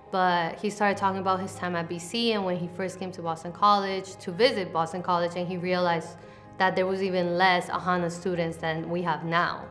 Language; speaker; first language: English; early bilingual, other home language; Spanish